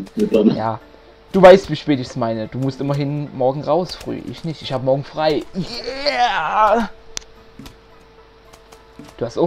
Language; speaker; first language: German; native; German